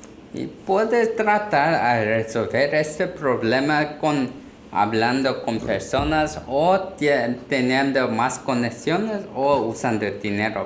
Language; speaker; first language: Spanish; non-native, learner; Korean